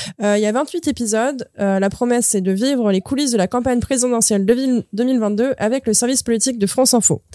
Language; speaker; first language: French; native; French